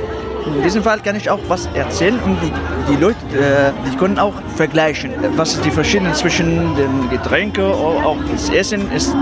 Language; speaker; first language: German; non-native, fluent; Arabic